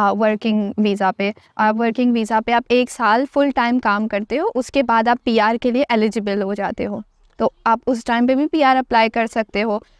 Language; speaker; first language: Urdu; native; Urdu